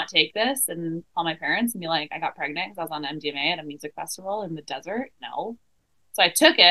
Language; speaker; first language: English; native; English